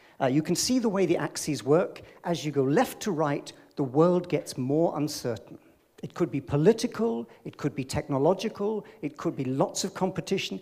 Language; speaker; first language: English; native; English